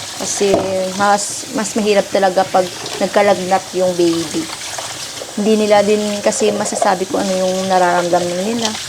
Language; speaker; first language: Filipino; non-native, local second language; Hiligaynon